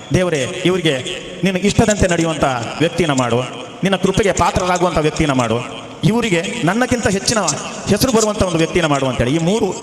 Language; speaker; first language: Kannada; non-native, local second language; Malayalam